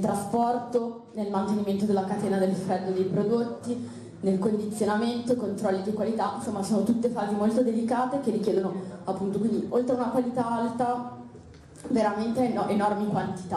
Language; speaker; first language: Italian; native; Italian